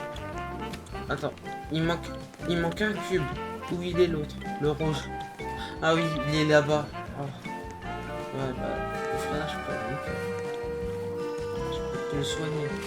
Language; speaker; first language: French; native; French